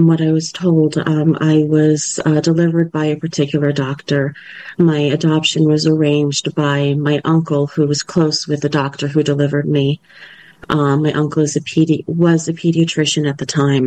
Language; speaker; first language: English; native; English